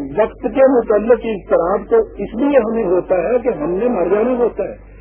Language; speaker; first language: Urdu; non-native, local second language; Punjabi